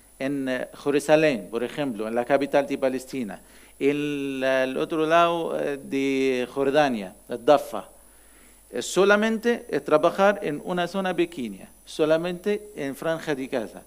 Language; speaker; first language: Spanish; non-native, learner; Arabic